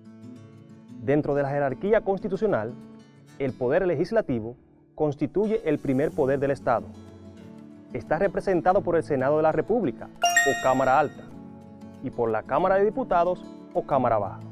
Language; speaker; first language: Spanish; native; Spanish